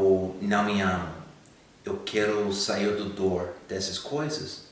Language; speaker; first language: Portuguese; non-native, fluent; English